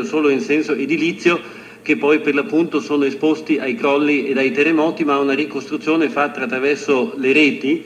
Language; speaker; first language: Italian; native; Italian